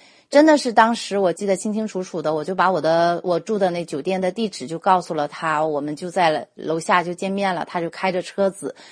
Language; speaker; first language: Chinese; native; Chinese